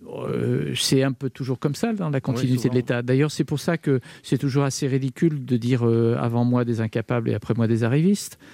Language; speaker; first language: French; native; French